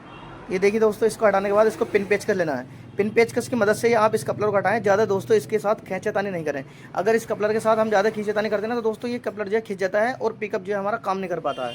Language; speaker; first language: Hindi; native; Hindi